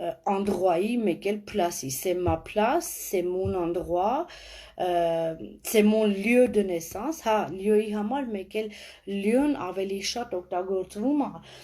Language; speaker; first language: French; non-native, fluent; Armenian